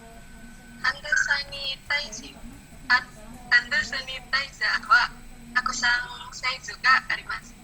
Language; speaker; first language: Japanese; non-native, learner; Indonesian